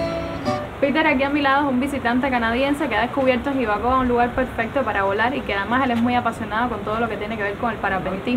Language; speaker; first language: Spanish; native; Spanish